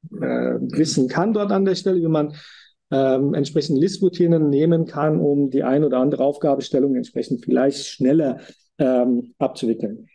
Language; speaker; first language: German; native; German